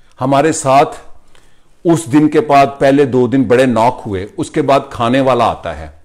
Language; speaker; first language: Urdu; non-native, local second language; Punjabi